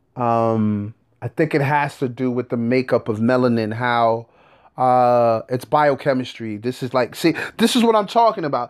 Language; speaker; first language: English; native; English